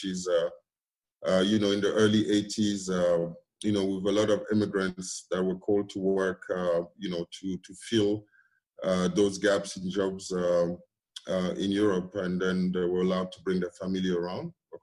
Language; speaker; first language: English; non-native, local second language; French